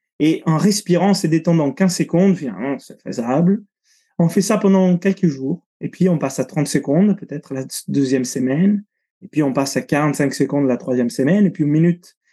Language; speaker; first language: French; non-native, fluent; Italian